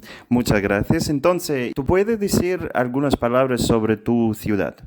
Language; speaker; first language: Spanish; non-native, fluent; Russian